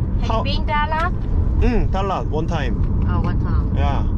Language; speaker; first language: English; non-native, learner; Korean